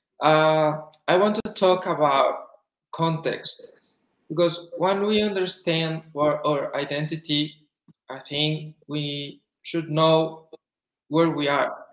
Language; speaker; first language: English; non-native, fluent; Spanish